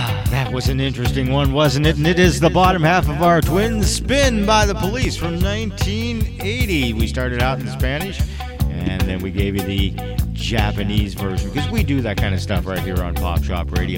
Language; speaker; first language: English; native; English